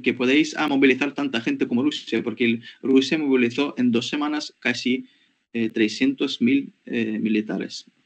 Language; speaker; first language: Spanish; non-native, fluent; Ukrainian